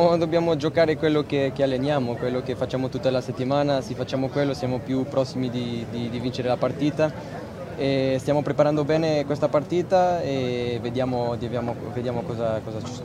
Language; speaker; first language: Italian; non-native, fluent; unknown